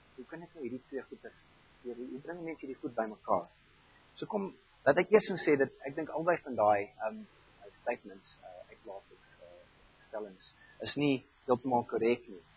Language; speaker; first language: Afrikaans; non-native, fluent; German